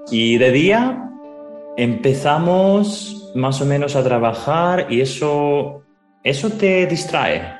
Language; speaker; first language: Spanish; non-native, fluent; Ukrainian